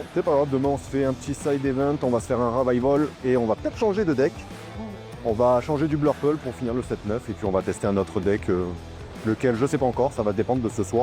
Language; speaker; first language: French; native; French